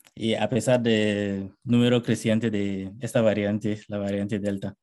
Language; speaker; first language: Spanish; non-native, fluent; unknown